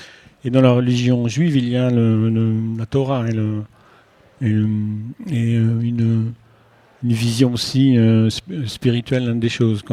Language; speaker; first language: French; native; French